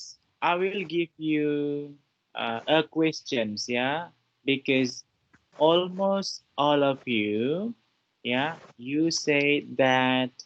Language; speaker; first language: English; non-native, fluent; Indonesian